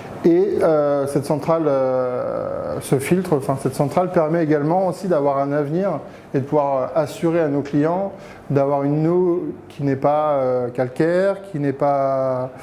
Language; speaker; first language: French; native; French